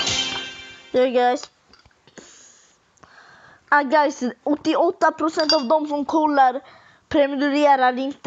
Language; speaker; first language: Swedish; early bilingual, other home language; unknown